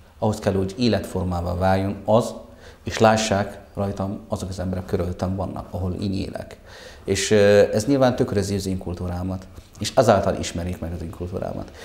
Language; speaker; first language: Hungarian; non-native, fluent; Arabic